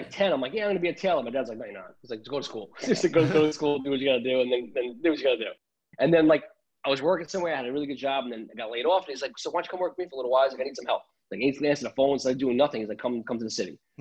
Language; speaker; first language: English; early bilingual, other home language; Italian